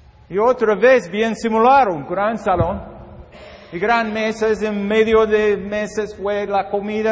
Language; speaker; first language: Spanish; non-native, learner; English